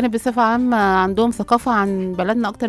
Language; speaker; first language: Arabic; native; Arabic